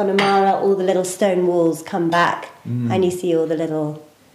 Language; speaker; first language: English; native; English